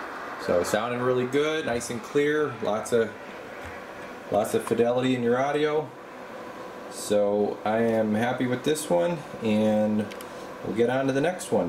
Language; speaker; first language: English; native; English